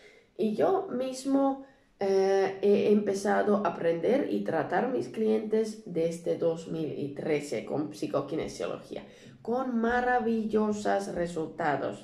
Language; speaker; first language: Spanish; non-native, learner; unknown